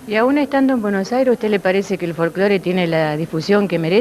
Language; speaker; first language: Spanish; native; Spanish